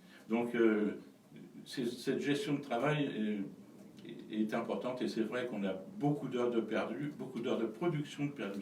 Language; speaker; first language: French; native; French